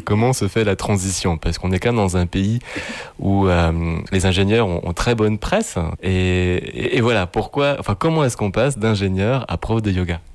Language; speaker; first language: French; native; French